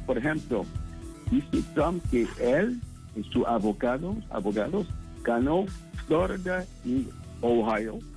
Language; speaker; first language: Spanish; non-native, fluent; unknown